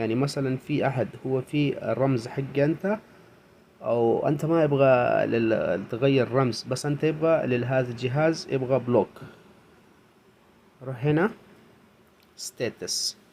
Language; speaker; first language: Arabic; non-native, learner; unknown